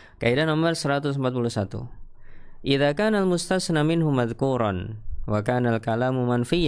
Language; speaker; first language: Arabic; non-native, fluent; Indonesian